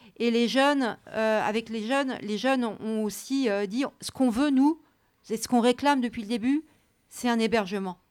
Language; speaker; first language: French; native; French